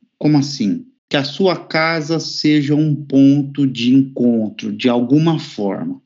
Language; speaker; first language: Portuguese; native; Portuguese